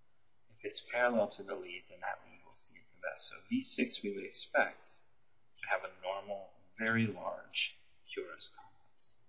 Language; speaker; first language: English; native; English